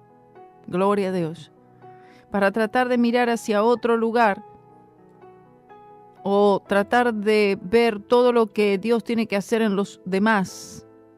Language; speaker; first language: Spanish; native; Spanish